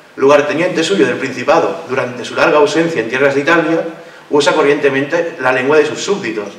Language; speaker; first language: Spanish; non-native, local second language; Catalan